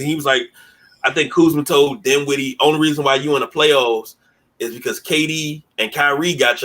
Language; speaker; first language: English; native; English